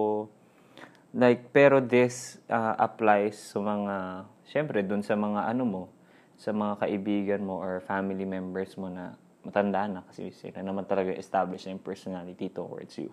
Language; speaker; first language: English; non-native, local second language; Filipino